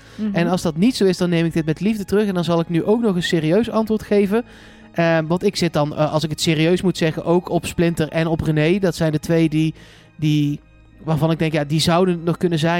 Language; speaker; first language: Dutch; native; Dutch